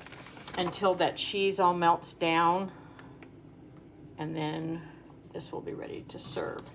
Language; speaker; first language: English; native; English